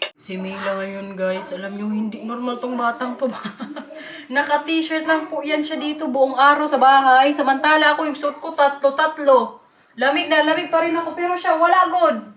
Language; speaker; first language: Filipino; non-native, local second language; Waray